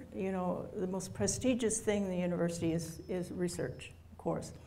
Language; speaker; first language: English; native; English